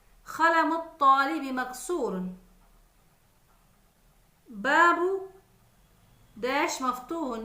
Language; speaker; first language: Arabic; non-native, fluent; Urdu